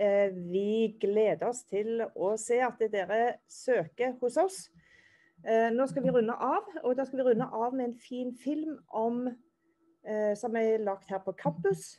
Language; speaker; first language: Norwegian; native; Norwegian